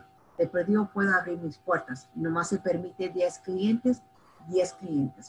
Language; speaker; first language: Spanish; early bilingual, heritage; Spanish